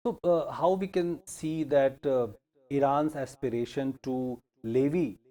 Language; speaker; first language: English; non-native, local second language; Hindi